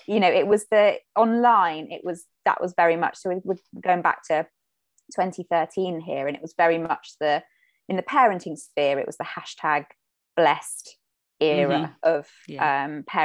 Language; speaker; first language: English; native; English